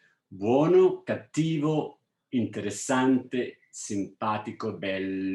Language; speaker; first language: Italian; non-native, fluent; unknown